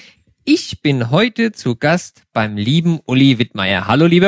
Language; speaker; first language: German; native; German